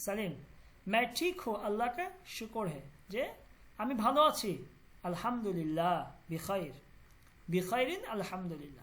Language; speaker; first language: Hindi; non-native, fluent; Bangla